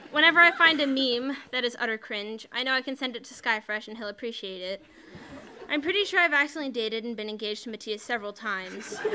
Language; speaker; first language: English; native; English